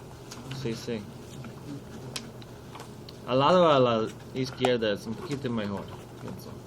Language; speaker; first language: Spanish; non-native, learner; English